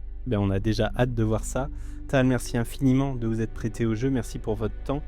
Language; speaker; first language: French; native; French